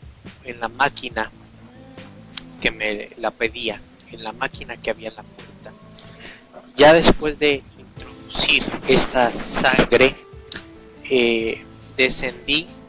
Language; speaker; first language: Spanish; native; Spanish